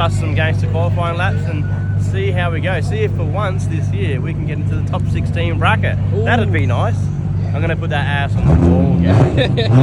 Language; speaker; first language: English; native; English